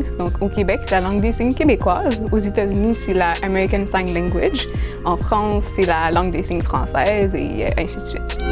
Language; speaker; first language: French; native; French